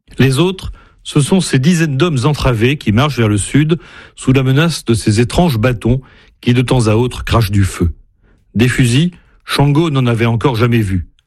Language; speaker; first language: French; native; French